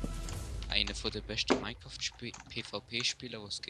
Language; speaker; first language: German; native; German